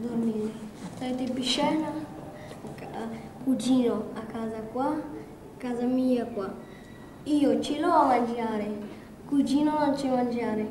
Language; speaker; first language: Italian; non-native, learner; Arabic